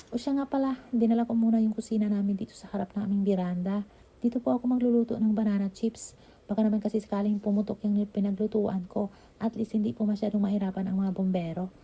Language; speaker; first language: Filipino; non-native, local second language; Cebuano